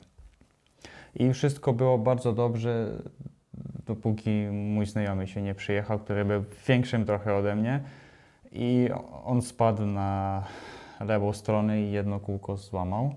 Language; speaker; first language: Polish; non-native, fluent; Ukrainian